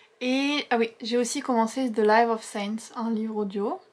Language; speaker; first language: French; native; French